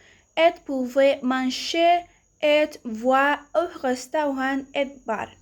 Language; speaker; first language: French; non-native, learner; Spanish